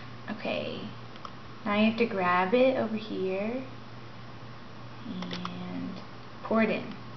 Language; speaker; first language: English; native; English